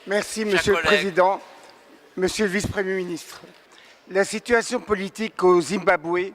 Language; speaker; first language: French; native; French